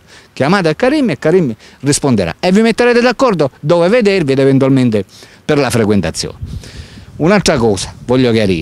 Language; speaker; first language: Italian; native; Italian